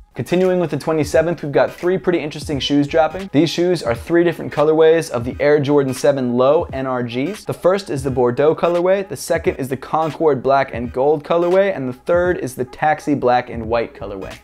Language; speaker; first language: English; native; English